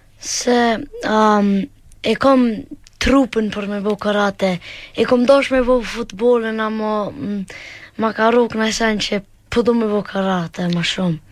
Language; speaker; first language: Albanian; early bilingual, heritage; Albanian